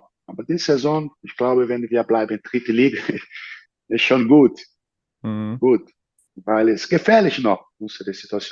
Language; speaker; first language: German; non-native, learner; Portuguese